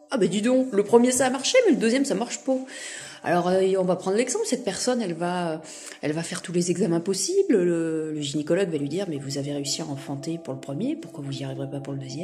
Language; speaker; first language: French; native; French